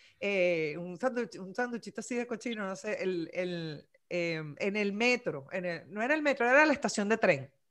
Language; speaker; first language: Spanish; native; Spanish